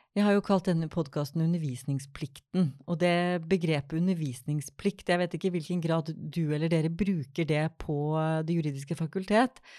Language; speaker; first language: Norwegian; native; Norwegian